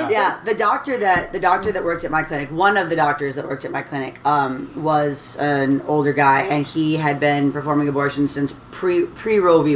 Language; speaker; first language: English; native; English